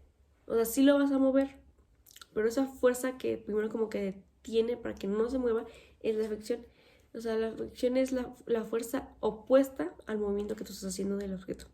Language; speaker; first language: Spanish; native; Spanish